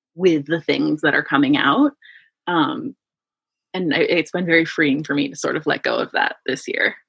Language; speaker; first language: English; early bilingual, other home language; Yoruba